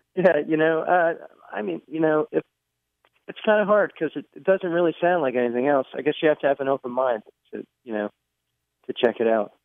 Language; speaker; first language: English; native; English